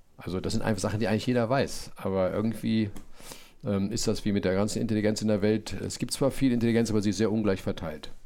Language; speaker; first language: German; native; German